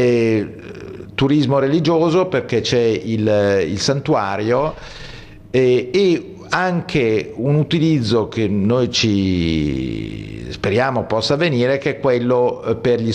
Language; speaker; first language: Italian; native; Italian